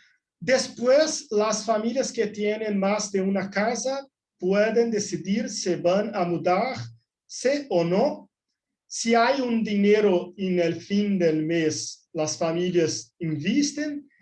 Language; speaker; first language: Spanish; non-native, fluent; Portuguese